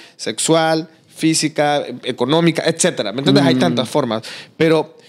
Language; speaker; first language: Spanish; native; Spanish